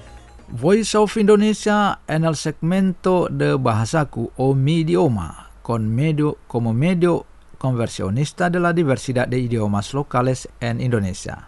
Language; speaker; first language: Spanish; non-native, fluent; Indonesian